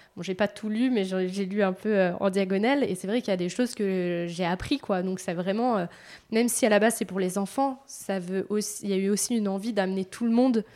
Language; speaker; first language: French; native; French